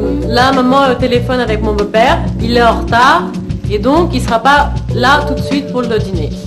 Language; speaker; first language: French; native; French